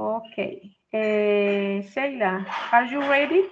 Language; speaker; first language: English; non-native, fluent; Spanish